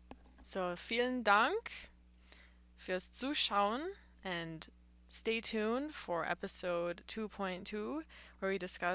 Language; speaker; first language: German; non-native, fluent; English